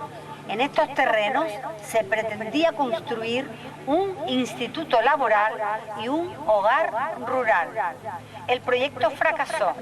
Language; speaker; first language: Spanish; native; Spanish